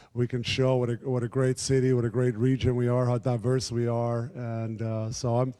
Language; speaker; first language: English; non-native, fluent; German